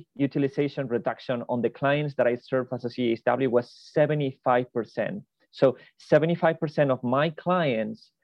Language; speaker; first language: English; non-native, fluent; Spanish